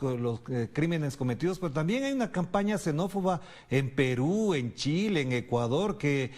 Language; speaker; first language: Spanish; native; Spanish